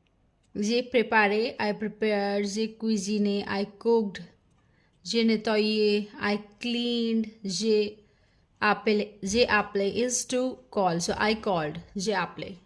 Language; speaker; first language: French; non-native, fluent; Hindi